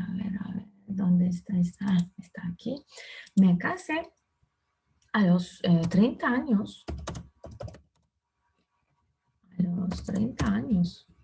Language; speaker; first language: Spanish; non-native, fluent; Turkish